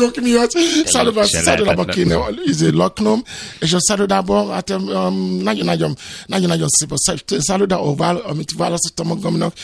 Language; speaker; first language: Hungarian; non-native, learner; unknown